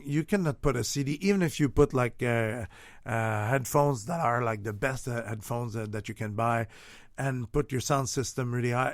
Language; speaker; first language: English; non-native, fluent; French